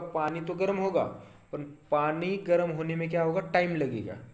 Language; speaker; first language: Hindi; non-native, local second language; Marathi